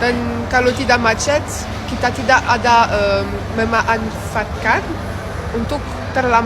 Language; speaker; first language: Indonesian; non-native, learner; French